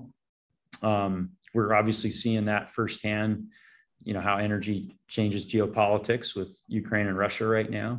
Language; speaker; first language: English; native; English